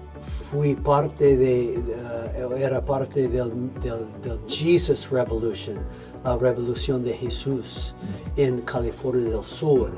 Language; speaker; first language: Spanish; non-native, fluent; English